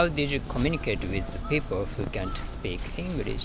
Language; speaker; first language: English; non-native, learner; Japanese